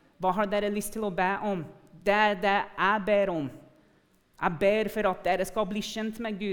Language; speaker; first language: Norwegian; non-native, fluent; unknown